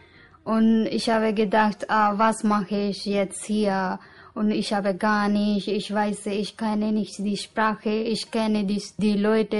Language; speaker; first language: German; non-native, learner; Punjabi